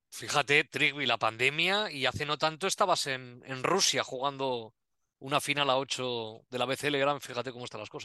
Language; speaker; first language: Spanish; native; Spanish